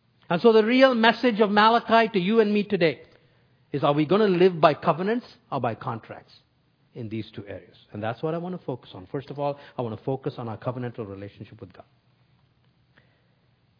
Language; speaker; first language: English; non-native, local second language; Tamil